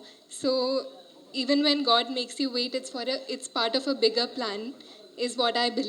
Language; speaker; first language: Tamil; non-native, fluent; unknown